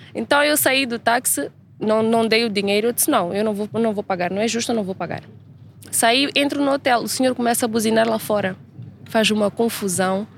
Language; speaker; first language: Portuguese; native; Portuguese